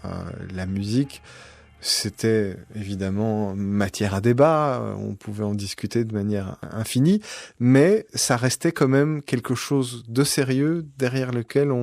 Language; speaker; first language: French; native; French